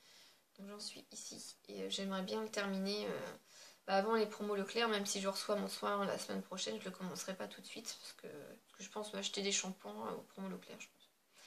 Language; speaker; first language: French; native; French